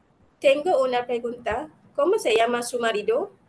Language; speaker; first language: Spanish; non-native, learner; Malay